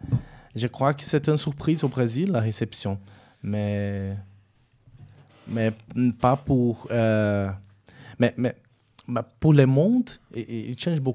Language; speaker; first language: French; non-native, fluent; Portuguese